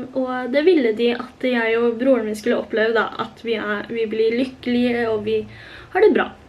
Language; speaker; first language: Norwegian; early bilingual, other home language; Korean